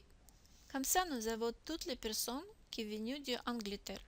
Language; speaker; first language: French; non-native, learner; Russian